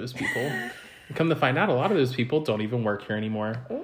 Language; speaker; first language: English; native; English